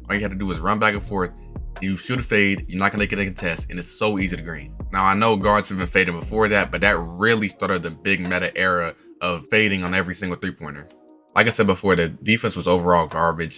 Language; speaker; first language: English; native; English